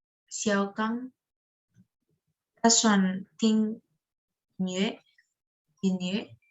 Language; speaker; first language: Chinese; non-native, learner; Indonesian